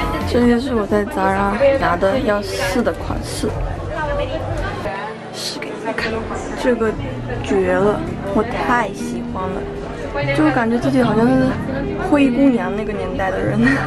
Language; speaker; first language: Chinese; native; Chinese